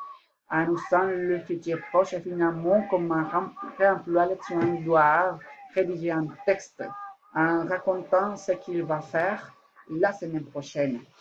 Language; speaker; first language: French; non-native, learner; Spanish